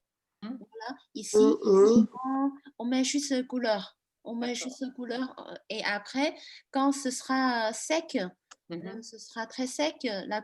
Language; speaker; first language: French; non-native, fluent; Chinese